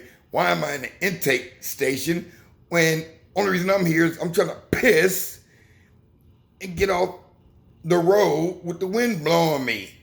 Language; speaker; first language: English; native; English